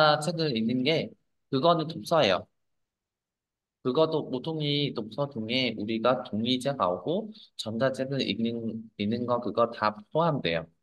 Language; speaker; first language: Korean; non-native, fluent; Vietnamese